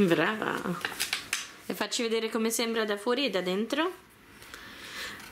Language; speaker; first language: Italian; early bilingual, heritage; Italian